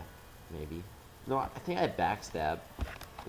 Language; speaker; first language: English; native; English